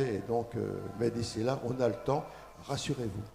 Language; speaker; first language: French; native; French